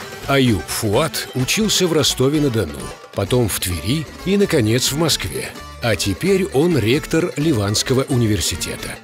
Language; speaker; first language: Russian; native; Russian